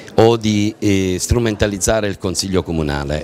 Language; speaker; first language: Italian; native; Italian